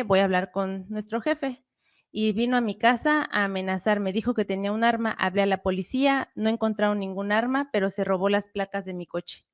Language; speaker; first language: Spanish; native; Spanish